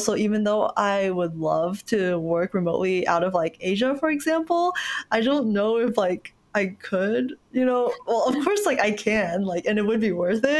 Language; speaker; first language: English; early bilingual, other home language; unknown